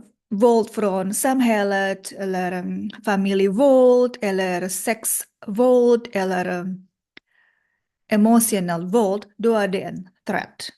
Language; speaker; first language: Swedish; non-native, learner; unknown